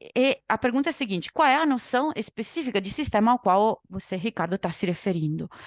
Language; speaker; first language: Portuguese; non-native, fluent; Italian